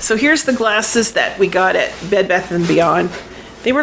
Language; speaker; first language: English; native; English